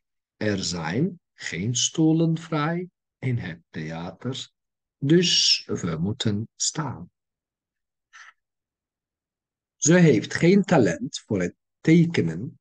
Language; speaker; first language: Dutch; non-native, fluent; Turkish